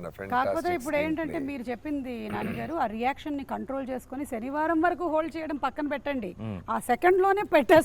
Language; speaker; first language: Telugu; native; Telugu